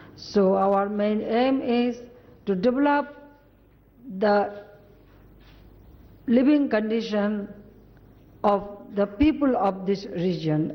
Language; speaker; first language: English; non-native, local second language; Bangla